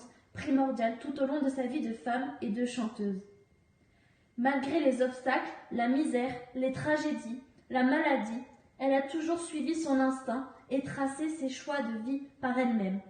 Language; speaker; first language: French; native; French